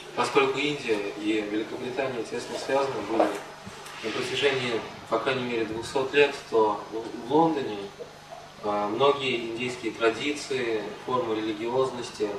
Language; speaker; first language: Russian; native; Russian